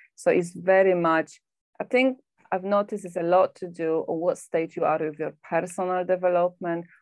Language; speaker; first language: English; non-native, fluent; Polish